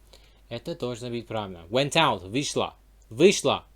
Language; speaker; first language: Russian; non-native, learner; English